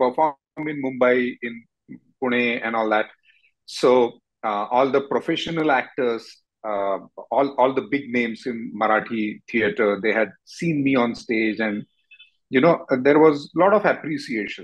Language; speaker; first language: English; non-native, local second language; Marathi